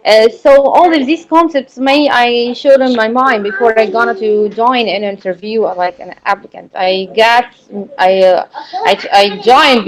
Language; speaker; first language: English; non-native, learner; Arabic